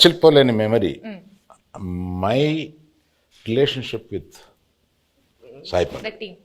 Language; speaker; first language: Telugu; native; Telugu